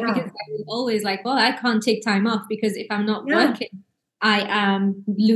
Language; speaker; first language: English; early bilingual, other home language; Arabic